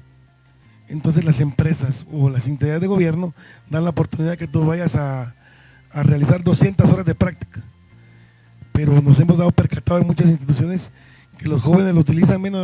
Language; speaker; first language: Spanish; native; Spanish